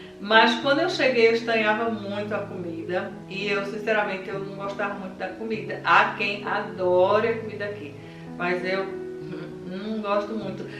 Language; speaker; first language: Portuguese; native; Portuguese